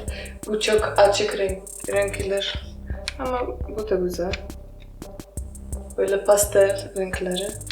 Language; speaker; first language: Turkish; non-native, learner; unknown